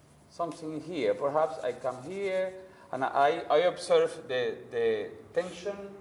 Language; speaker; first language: English; non-native, learner; Spanish